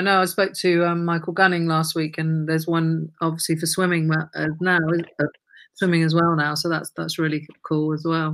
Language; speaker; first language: English; native; English